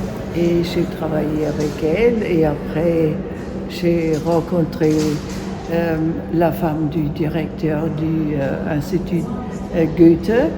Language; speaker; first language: French; non-native, fluent; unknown